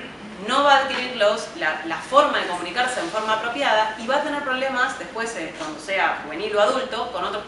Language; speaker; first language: Spanish; native; Spanish